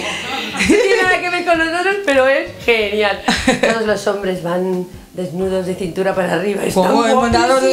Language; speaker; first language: Spanish; native; Spanish